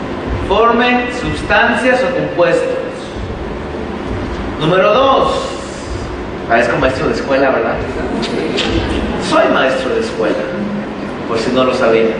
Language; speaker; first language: Spanish; native; Spanish